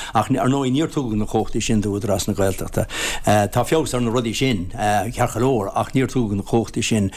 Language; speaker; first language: Irish; native; Irish